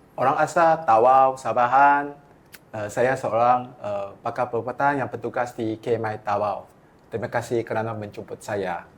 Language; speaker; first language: Malay; non-native, local second language; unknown